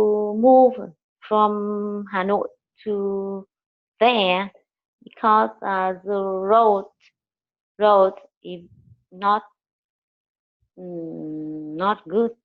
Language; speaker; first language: English; non-native, learner; Vietnamese